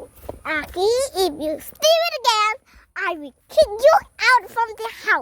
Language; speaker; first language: English; non-native, learner; Khmer